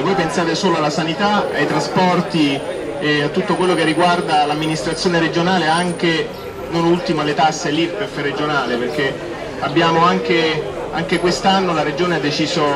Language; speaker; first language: Italian; native; Italian